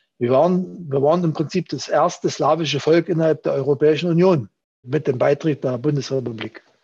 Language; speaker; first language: German; non-native, local second language; Upper Sorbian